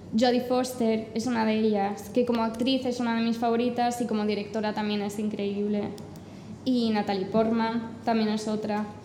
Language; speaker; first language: Spanish; non-native, fluent; English